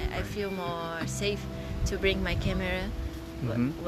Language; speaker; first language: English; non-native, learner; Portuguese